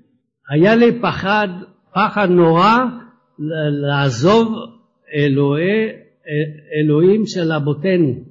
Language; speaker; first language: Hebrew; non-native, fluent; French